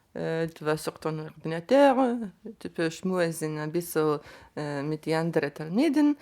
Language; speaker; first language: French; non-native, learner; Lithuanian